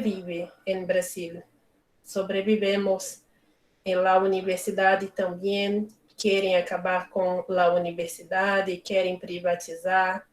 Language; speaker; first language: Spanish; non-native, learner; Portuguese